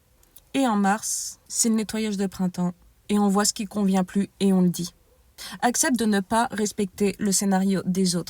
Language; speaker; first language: French; native; French